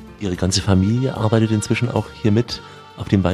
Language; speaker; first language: German; native; German